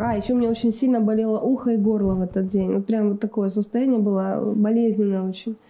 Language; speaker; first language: Russian; native; Russian